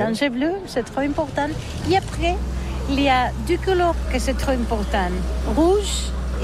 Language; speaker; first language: French; non-native, learner; Catalan